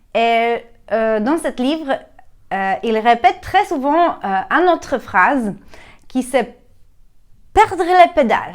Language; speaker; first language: French; non-native, learner; Polish